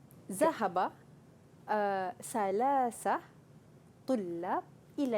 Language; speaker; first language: Arabic; non-native, learner; Malay